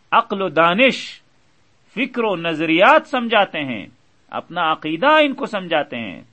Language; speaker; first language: Urdu; native; Urdu